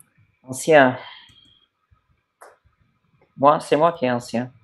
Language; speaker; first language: French; non-native, fluent; English